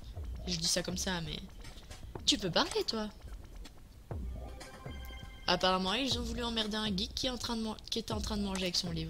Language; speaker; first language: French; native; French